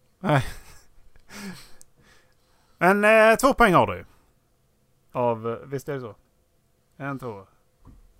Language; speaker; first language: Swedish; native; Swedish